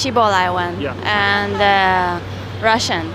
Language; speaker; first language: English; non-native, fluent; Hebrew